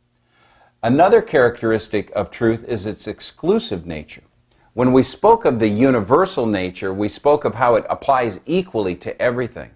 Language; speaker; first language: English; native; English